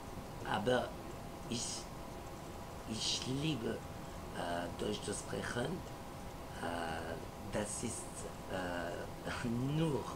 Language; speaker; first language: German; non-native, learner; French